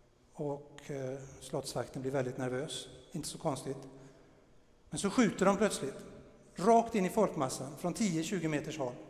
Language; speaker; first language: Swedish; native; Swedish